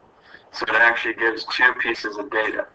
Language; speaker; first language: English; native; English